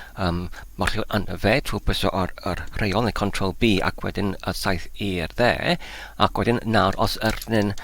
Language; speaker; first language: Welsh; non-native, learner; Polish